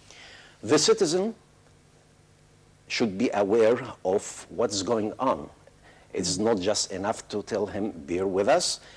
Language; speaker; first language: English; non-native, fluent; Arabic